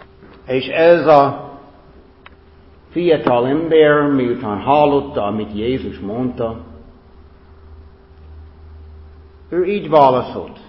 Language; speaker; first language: Hungarian; non-native, fluent; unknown